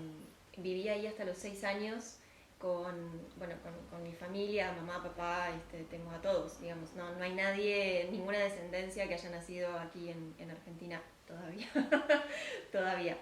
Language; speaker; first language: Spanish; early bilingual, other home language; Ukrainian